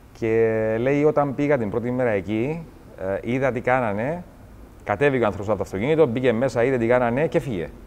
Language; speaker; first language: Greek; native; Greek